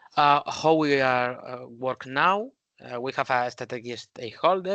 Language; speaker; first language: English; non-native, learner; Spanish